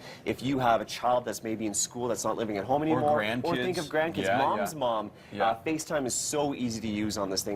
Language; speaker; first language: English; native; English